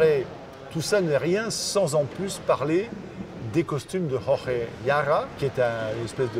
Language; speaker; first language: French; native; French